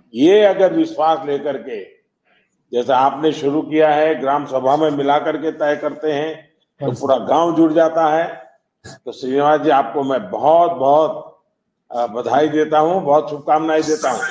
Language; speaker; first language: Hindi; non-native, local second language; Gujarati